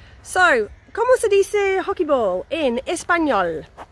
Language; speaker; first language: Spanish; non-native, fluent; English